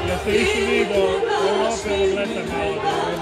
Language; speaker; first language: Serbian; native; Serbian